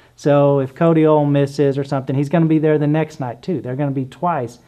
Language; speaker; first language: English; native; English